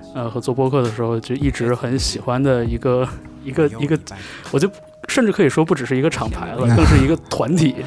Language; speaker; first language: Chinese; native; Chinese